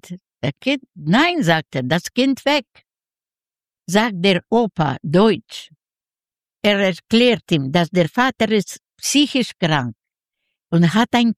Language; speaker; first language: German; non-native, learner; Yiddish